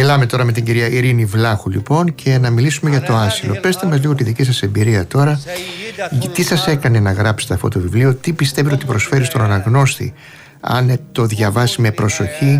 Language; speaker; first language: Greek; native; Greek